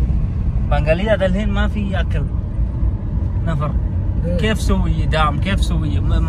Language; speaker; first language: Arabic; non-native, learner; Bangla